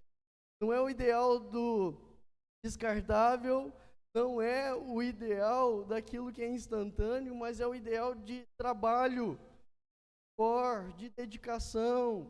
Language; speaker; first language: Portuguese; native; Portuguese